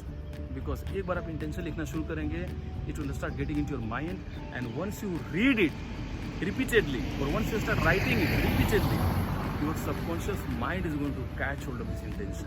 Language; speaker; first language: English; non-native, local second language; Hindi